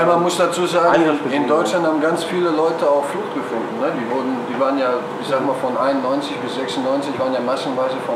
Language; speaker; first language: German; early bilingual, other home language; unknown